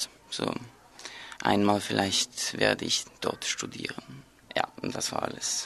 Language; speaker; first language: German; non-native, learner; Norwegian